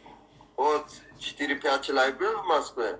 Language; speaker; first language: Russian; non-native, learner; Tajik